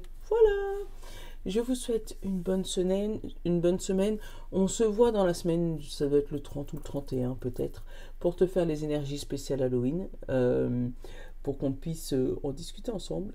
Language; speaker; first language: French; native; French